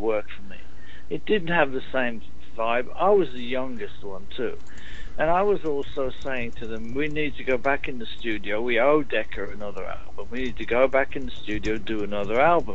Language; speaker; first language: English; native; English